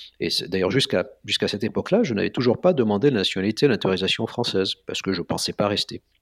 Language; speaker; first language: French; non-native, local second language; Arabic